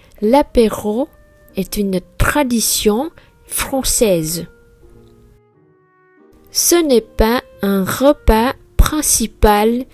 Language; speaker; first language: French; non-native, fluent; Vietnamese